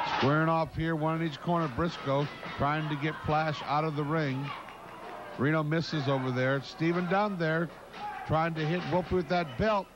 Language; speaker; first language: English; native; English